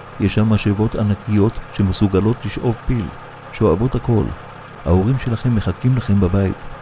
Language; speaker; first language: Hebrew; native; Hebrew